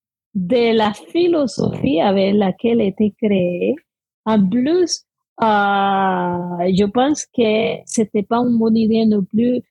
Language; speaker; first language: French; non-native, fluent; Spanish